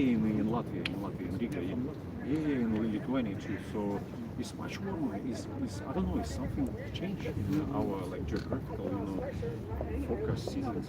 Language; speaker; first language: English; non-native, learner; Russian